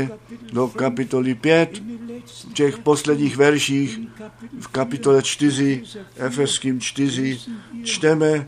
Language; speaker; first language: Czech; non-native, fluent; German